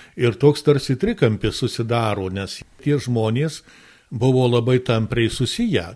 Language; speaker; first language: Lithuanian; native; Lithuanian